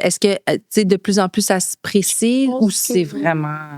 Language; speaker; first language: French; native; French